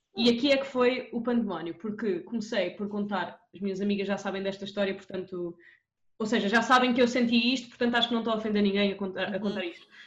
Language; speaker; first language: Portuguese; early bilingual, other home language; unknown